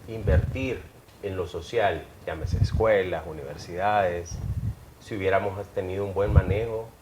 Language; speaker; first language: Spanish; native; Spanish